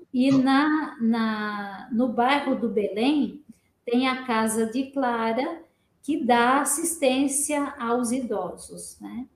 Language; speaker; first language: Portuguese; native; Portuguese